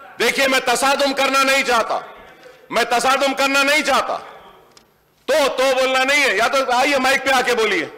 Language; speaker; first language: Hindi; non-native, local second language; Urdu